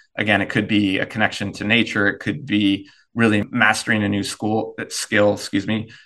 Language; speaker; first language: English; native; English